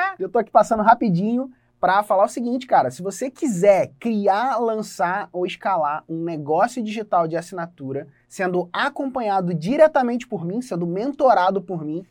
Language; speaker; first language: Portuguese; native; Portuguese